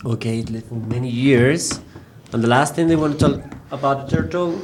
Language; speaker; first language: English; non-native, fluent; Spanish